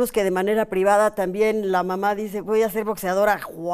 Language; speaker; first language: Spanish; native; Spanish